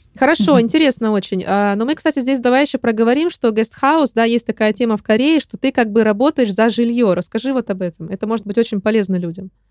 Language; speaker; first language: Russian; native; Russian